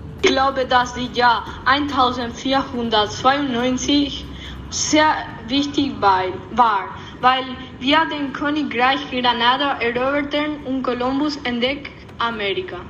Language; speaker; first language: German; non-native, learner; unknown